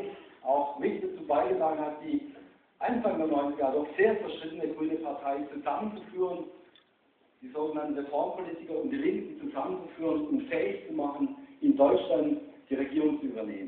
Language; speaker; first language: German; native; German